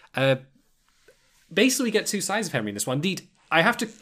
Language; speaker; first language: English; native; English